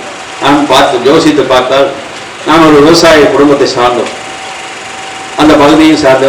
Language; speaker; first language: Tamil; native; Tamil